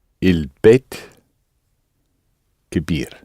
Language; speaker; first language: Arabic; non-native, learner; English